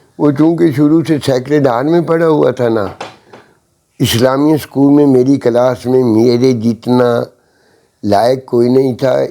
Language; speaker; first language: Urdu; non-native, local second language; Punjabi